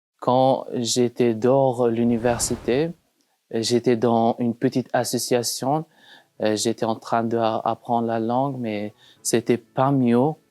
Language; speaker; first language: French; non-native, learner; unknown